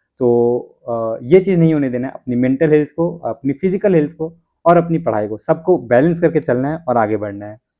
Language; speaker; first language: Hindi; native; Hindi